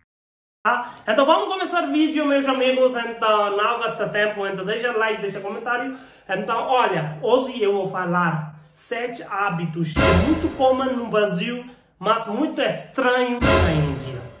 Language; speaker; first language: Portuguese; non-native, learner; Hindi